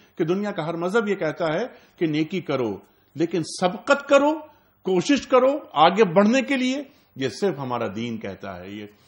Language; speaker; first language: Urdu; native; Urdu